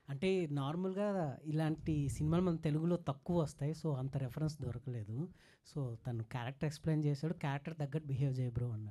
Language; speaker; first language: Telugu; native; Telugu